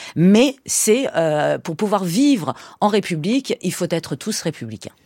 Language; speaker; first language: French; early bilingual, other home language; Persian